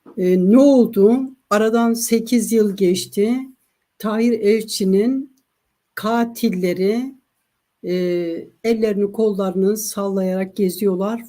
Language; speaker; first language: Turkish; non-native, local second language; Kurdish